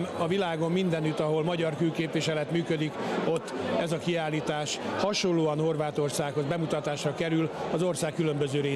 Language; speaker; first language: Hungarian; native; Hungarian